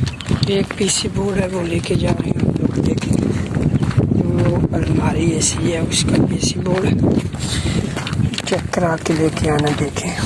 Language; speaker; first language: Hindi; non-native, local second language; Punjabi